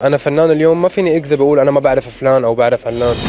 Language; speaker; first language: Arabic; native; Arabic